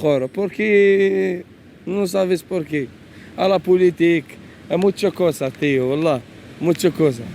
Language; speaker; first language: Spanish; non-native, learner; Arabic